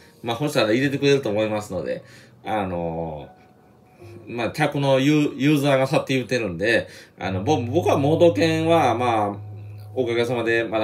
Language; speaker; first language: Japanese; native; Japanese